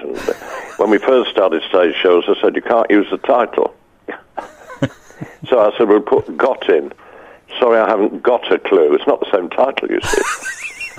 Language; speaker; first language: English; native; English